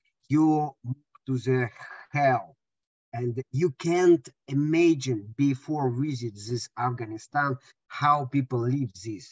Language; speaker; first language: English; non-native, learner; Russian